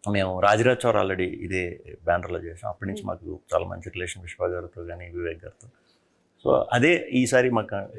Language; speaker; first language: Telugu; native; Telugu